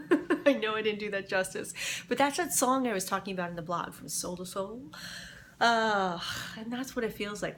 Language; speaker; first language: English; native; English